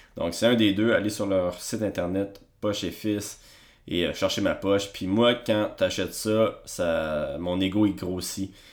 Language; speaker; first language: French; native; French